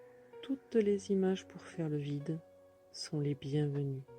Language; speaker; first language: French; native; French